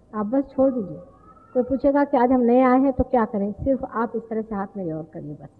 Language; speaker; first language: Hindi; non-native, local second language; Marathi